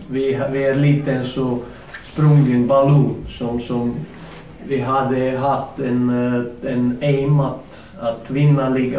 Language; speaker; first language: Swedish; non-native, fluent; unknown